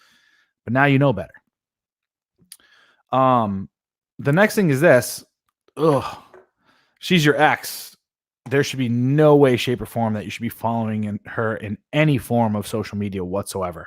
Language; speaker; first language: English; native; English